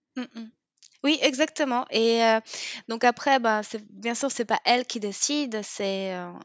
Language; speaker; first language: French; non-native, fluent; Polish